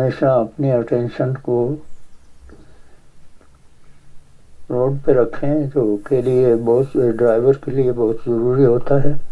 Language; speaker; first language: Urdu; native; Urdu